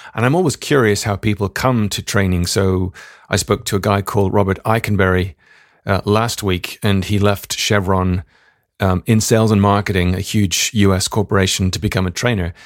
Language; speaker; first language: English; native; English